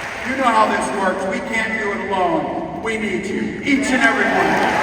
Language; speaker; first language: English; native; English